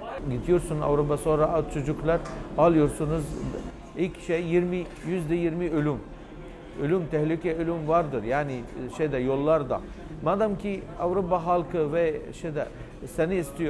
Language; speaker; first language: Turkish; non-native, fluent; Arabic